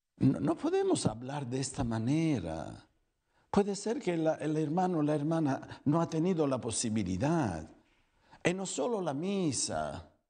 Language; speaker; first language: Spanish; non-native, fluent; Italian